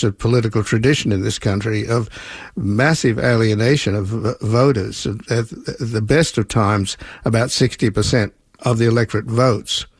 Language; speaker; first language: English; native; English